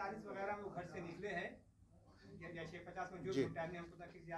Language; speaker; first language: Hindi; native; Hindi